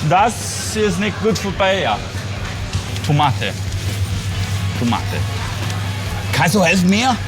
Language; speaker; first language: German; non-native, learner; Italian